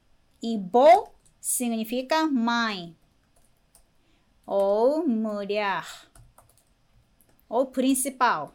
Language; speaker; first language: Portuguese; non-native, fluent; Japanese